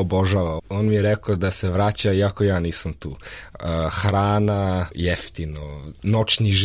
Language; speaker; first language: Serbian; early bilingual, heritage; Serbian